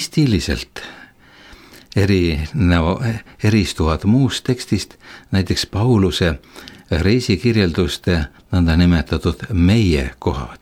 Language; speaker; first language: Estonian; native; Estonian